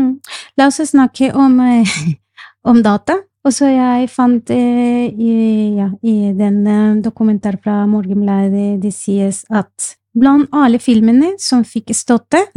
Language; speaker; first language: Norwegian; non-native, fluent; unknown